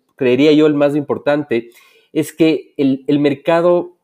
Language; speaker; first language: Spanish; native; Spanish